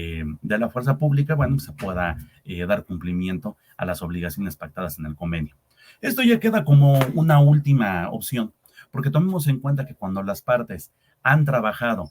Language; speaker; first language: Spanish; native; Spanish